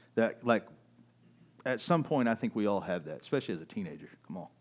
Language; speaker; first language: English; early bilingual, other home language; German